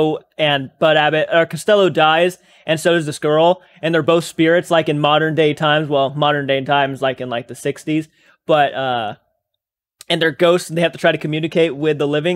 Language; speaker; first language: English; native; English